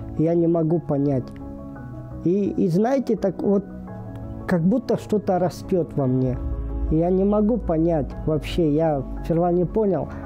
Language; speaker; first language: Russian; native; Russian